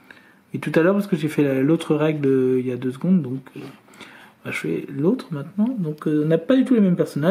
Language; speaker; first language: French; native; French